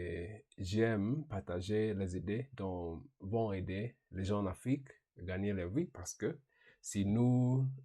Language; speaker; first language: French; non-native, learner; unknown